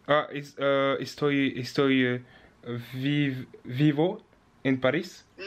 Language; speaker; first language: Spanish; non-native, learner; French